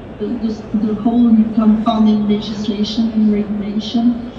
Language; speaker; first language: English; non-native, learner; French